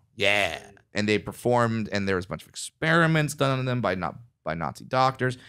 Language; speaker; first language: English; native; English